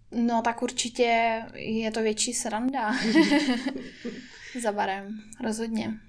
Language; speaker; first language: Czech; non-native, fluent; Russian